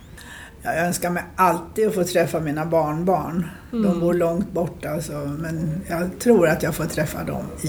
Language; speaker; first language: Swedish; native; Swedish